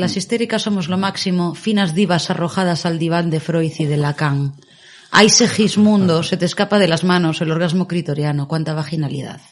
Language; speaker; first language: Spanish; native; Spanish